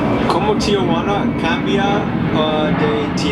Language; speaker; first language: Spanish; non-native, learner; English